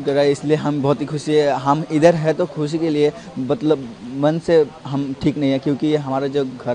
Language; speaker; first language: Hindi; non-native, learner; Bangla